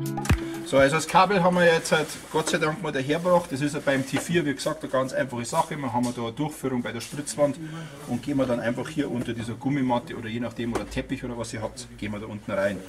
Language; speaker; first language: German; native; German